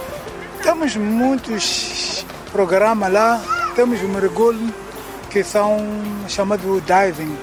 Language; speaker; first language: Portuguese; non-native, local second language; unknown